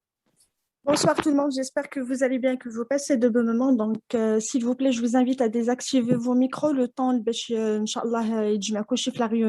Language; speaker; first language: French; non-native, local second language; Arabic